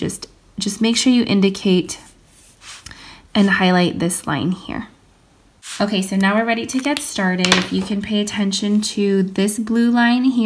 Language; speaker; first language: English; native; English